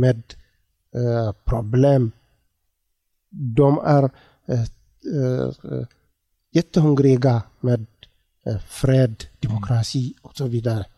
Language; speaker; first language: Swedish; non-native, learner; Tigrinya